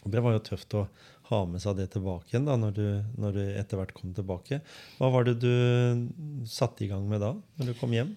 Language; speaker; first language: Norwegian; native; Norwegian